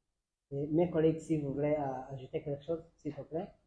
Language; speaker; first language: French; non-native, learner; Arabic